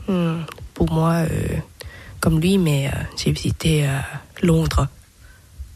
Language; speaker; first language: French; non-native, learner; Thai